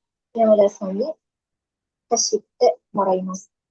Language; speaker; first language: Japanese; non-native, learner; Indonesian